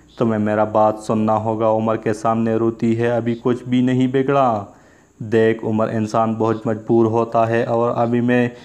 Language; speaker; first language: Urdu; non-native, local second language; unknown